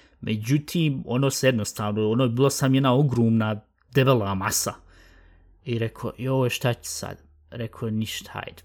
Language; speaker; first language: Bosnian; early bilingual, heritage; Bosnian